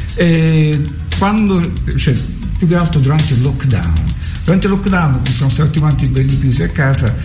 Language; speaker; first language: Italian; native; Italian